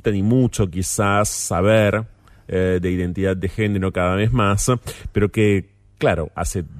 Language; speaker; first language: Spanish; native; Spanish